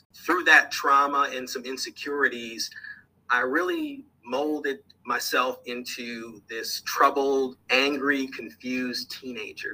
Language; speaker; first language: English; native; English